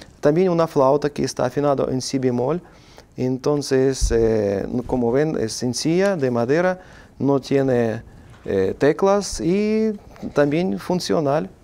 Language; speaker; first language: Spanish; non-native, fluent; Russian